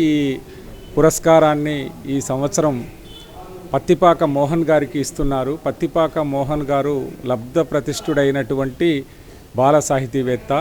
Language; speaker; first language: Telugu; native; Telugu